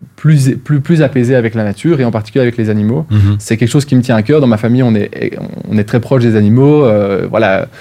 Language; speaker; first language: French; native; French